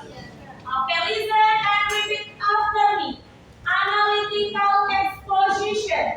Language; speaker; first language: English; non-native, learner; Indonesian